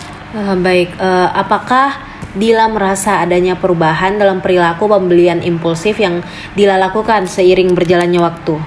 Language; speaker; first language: Indonesian; native; Indonesian